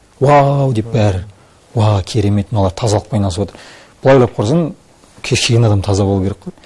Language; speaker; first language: Kazakh; non-native, local second language; Russian